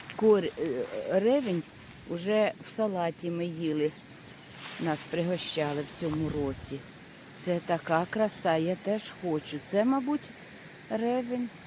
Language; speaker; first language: Ukrainian; non-native, local second language; Russian